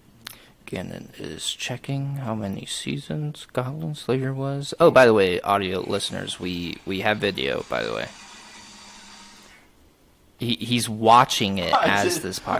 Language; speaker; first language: English; native; English